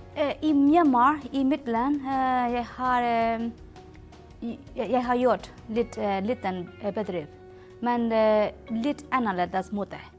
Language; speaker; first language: Norwegian; non-native, learner; Burmese